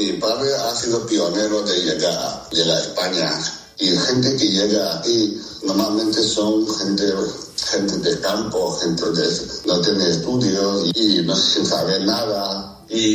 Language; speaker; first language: Spanish; non-native, fluent; Chinese